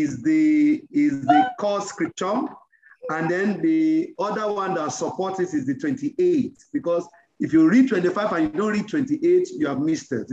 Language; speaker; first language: English; non-native, local second language; Yoruba